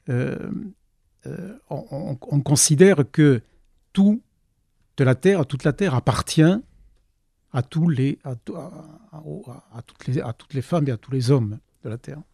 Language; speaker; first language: French; native; French